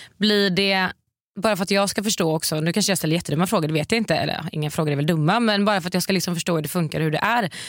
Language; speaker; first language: Swedish; native; Swedish